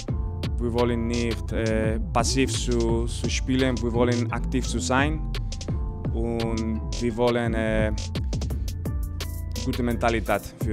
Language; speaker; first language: German; non-native, learner; Spanish